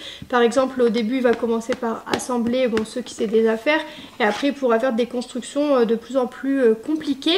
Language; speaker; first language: French; native; French